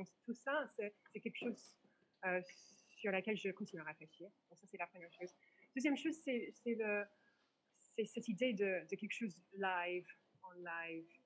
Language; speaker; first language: French; non-native, fluent; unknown